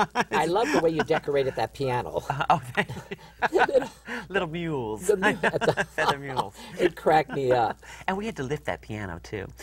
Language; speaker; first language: English; native; English